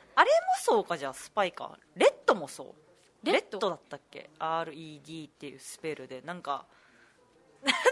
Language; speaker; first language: Japanese; native; Japanese